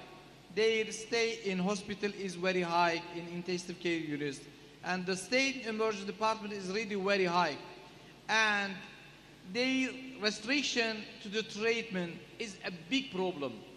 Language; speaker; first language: English; non-native, learner; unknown